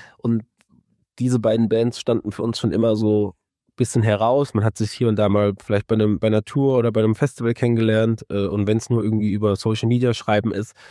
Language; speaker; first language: German; native; German